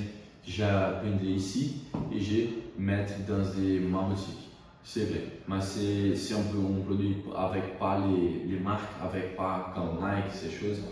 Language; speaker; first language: French; non-native, learner; Portuguese